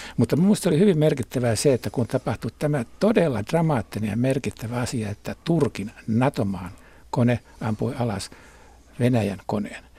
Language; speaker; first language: Finnish; native; Finnish